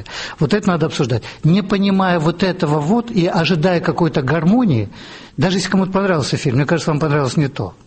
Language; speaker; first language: Russian; native; Russian